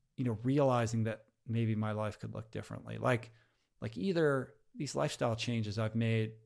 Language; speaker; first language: English; native; English